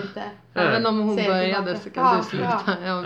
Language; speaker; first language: Swedish; native; Swedish